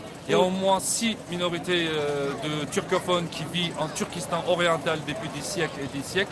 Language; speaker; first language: French; non-native, learner; Uyghur